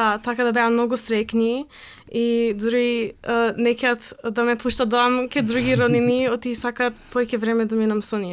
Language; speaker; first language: Macedonian; early bilingual, heritage; Macedonian